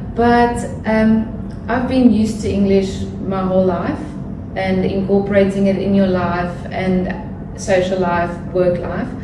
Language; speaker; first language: English; non-native, local second language; Afrikaans